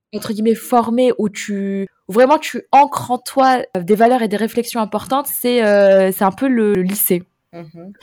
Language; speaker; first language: French; non-native, fluent; Arabic